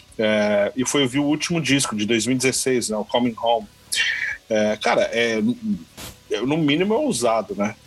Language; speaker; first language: Portuguese; native; Portuguese